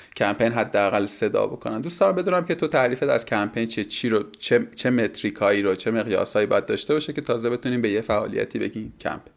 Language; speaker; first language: Persian; native; Persian